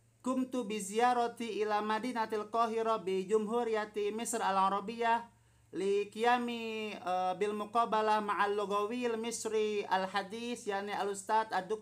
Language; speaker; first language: Arabic; non-native, fluent; Indonesian